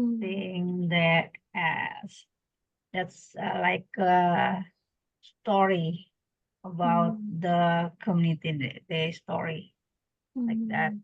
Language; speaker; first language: English; non-native, learner; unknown